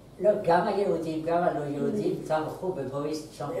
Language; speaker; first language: Hebrew; non-native, fluent; French